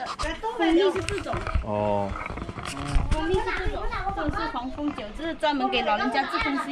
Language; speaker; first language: Chinese; native; Chinese